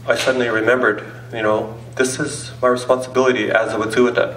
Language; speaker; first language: English; native; English